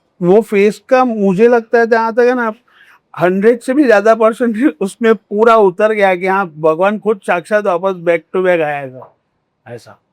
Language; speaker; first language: Hindi; non-native, local second language; Marathi